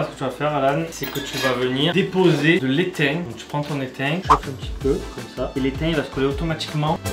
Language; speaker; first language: French; native; French